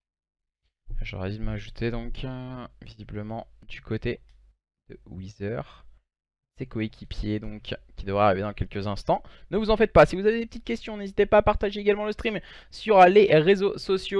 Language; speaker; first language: French; native; French